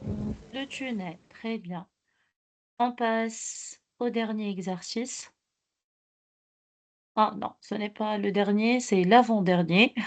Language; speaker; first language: French; non-native, local second language; Arabic